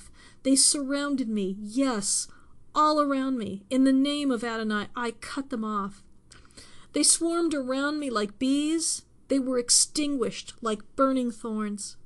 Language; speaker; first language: English; native; English